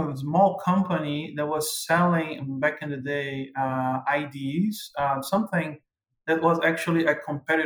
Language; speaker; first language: English; non-native, fluent; Portuguese